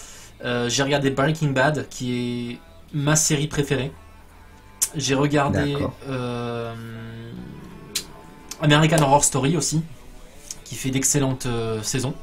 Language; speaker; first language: French; native; French